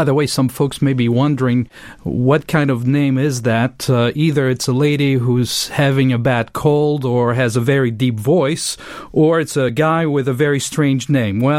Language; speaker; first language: English; non-native, fluent; French